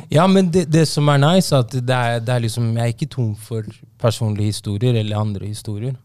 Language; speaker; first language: Norwegian; native; Norwegian